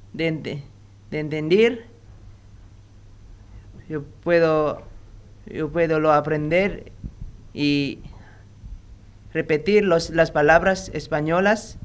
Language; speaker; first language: Spanish; non-native, learner; Indonesian